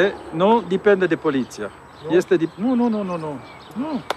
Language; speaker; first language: Romanian; non-native, learner; French